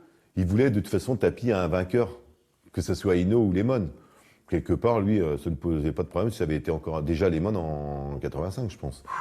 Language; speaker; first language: French; native; French